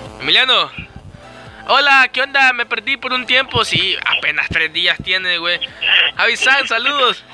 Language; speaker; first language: Spanish; native; Spanish